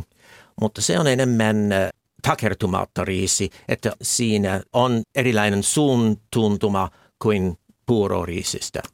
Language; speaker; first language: Finnish; non-native, fluent; English